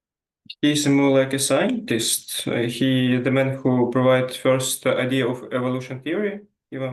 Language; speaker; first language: English; non-native, learner; Ukrainian